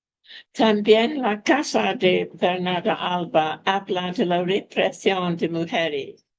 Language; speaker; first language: Spanish; non-native, fluent; English